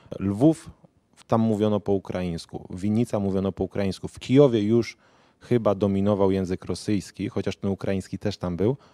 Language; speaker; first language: Polish; native; Polish